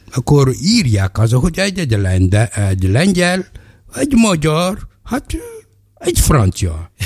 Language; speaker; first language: Hungarian; non-native, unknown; Malagasy